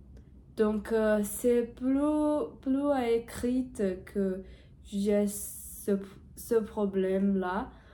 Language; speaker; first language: French; non-native, learner; Portuguese